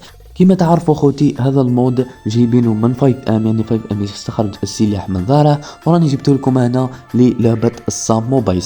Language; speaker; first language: Arabic; native; Arabic